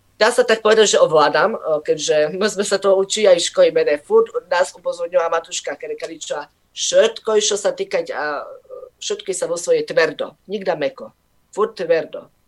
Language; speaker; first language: Slovak; non-native, local second language; Rusyn